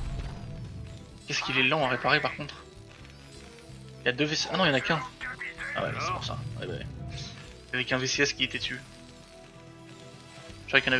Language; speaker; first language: French; native; French